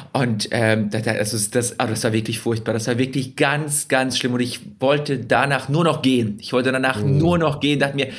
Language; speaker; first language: German; early bilingual, other home language; Russian